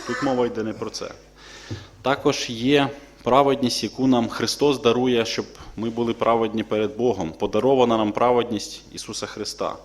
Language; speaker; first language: Ukrainian; native; Ukrainian